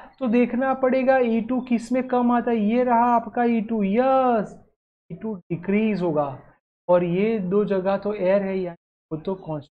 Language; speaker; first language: Hindi; non-native, local second language; Gujarati